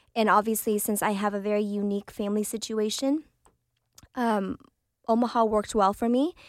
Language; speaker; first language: English; early bilingual, other home language; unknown